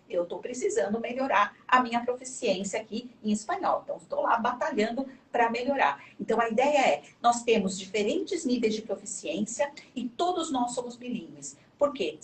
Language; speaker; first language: Portuguese; native; Portuguese